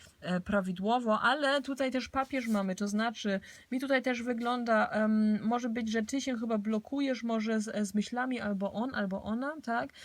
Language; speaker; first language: Polish; early bilingual, heritage; Polish